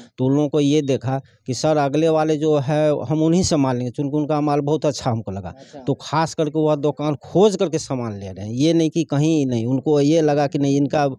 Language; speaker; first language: Hindi; native; Hindi